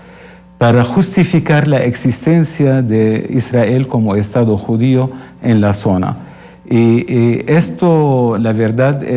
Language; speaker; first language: Spanish; non-native, fluent; Arabic